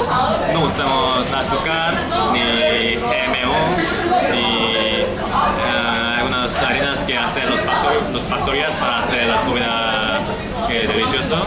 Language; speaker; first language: Spanish; non-native, fluent; Korean